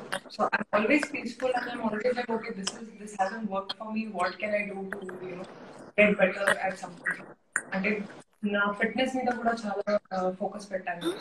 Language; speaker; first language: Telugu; non-native, fluent; Hindi